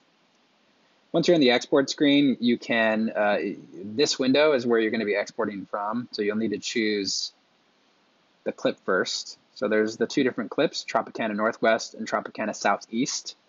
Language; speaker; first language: English; native; English